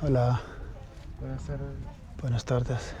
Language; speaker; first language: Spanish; non-native, learner; Urdu